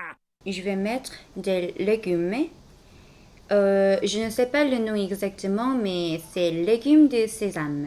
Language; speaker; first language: French; non-native, fluent; Korean